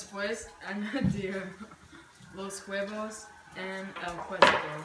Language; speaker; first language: Spanish; non-native, learner; English